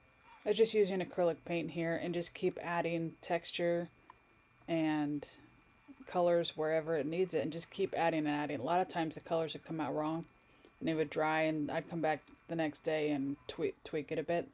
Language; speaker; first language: English; native; English